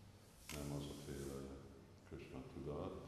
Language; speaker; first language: Hungarian; non-native, fluent; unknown